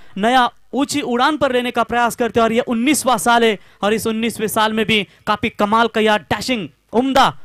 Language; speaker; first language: Hindi; non-native, local second language; Marathi